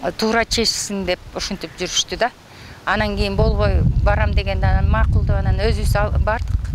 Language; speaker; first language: Kyrgyz; native; Kyrgyz